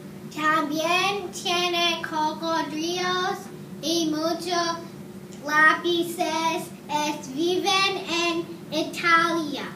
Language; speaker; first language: Spanish; non-native, learner; English